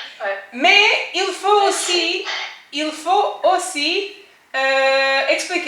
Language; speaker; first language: French; non-native, learner; Portuguese